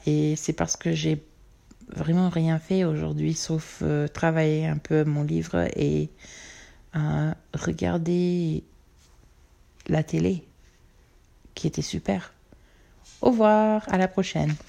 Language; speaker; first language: French; non-native, learner; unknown